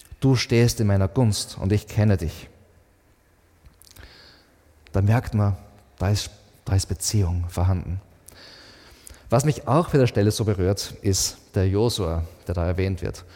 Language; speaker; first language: German; native; German